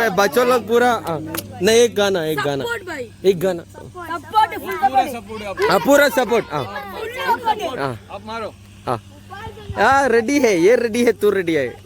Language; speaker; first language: Hindi; non-native, local second language; Malayalam